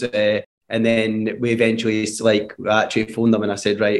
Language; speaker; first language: English; native; English